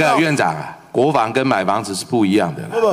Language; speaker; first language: Chinese; native; Chinese